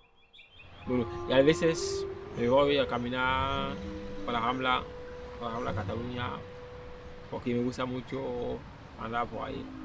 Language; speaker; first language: Spanish; non-native, fluent; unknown